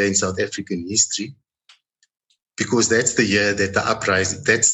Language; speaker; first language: English; non-native, local second language; Afrikaans